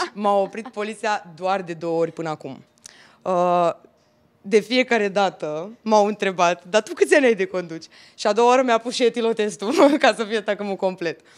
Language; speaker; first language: Romanian; native; Romanian